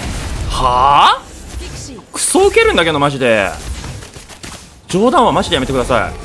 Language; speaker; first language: Japanese; native; Japanese